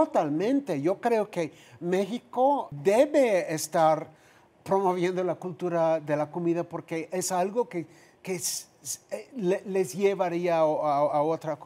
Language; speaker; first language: Spanish; non-native, fluent; English